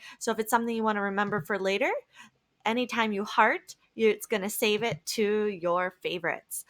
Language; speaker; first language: English; native; English